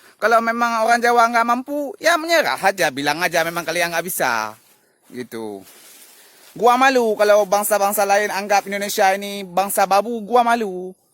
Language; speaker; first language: Malay; non-native, local second language; Achinese